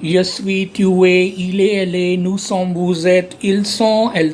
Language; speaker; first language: French; non-native, fluent; Hindi